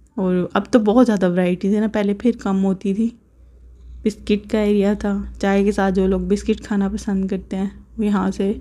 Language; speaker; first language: Urdu; native; Urdu